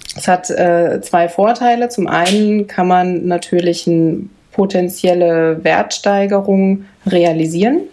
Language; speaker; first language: German; native; German